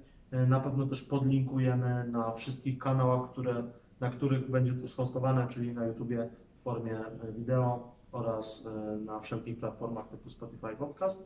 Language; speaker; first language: Polish; native; Polish